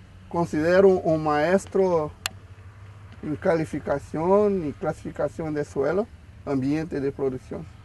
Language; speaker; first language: Spanish; non-native, fluent; Portuguese